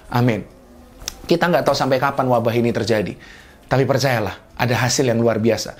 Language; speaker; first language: Indonesian; native; Indonesian